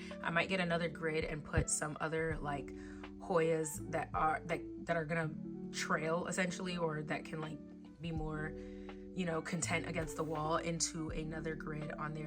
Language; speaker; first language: English; native; English